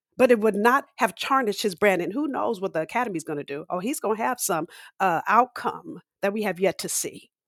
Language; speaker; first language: English; native; English